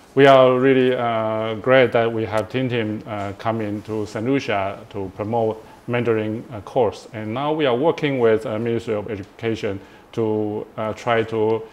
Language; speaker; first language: English; non-native, fluent; Chinese